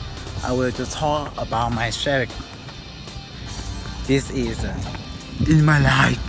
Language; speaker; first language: English; non-native, learner; Vietnamese